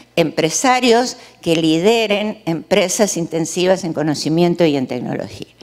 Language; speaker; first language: Spanish; native; Spanish